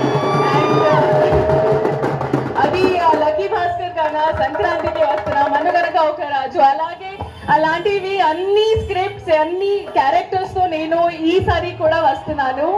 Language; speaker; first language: Telugu; non-native, fluent; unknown